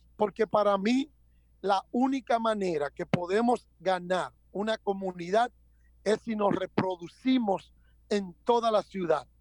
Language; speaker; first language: Spanish; native; Spanish